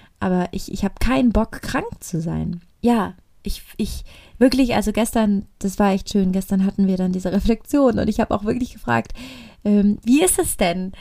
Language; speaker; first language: German; native; German